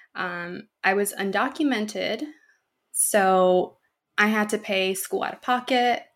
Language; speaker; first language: English; native; English